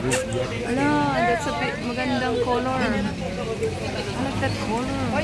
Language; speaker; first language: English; non-native, local second language; Filipino